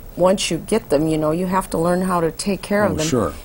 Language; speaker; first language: English; native; English